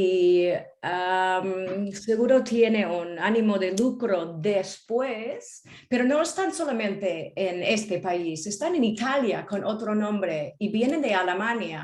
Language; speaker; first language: Spanish; non-native, fluent; English